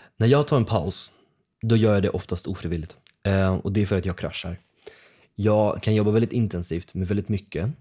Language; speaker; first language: Swedish; early bilingual, other home language; Russian